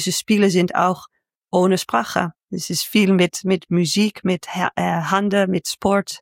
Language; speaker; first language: German; non-native, learner; Dutch